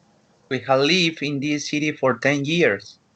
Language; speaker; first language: English; non-native, learner; Spanish